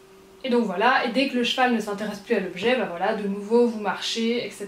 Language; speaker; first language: French; native; French